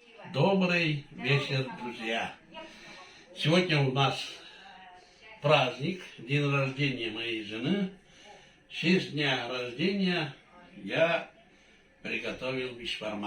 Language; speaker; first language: Russian; non-native, local second language; Tatar